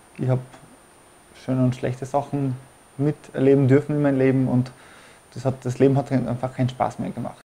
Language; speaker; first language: German; non-native, fluent; Albanian